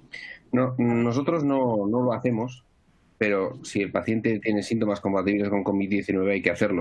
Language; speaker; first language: Spanish; native; Spanish